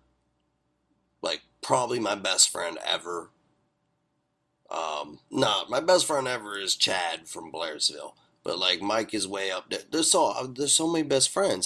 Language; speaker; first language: English; native; English